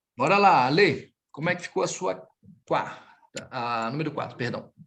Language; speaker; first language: Portuguese; native; Portuguese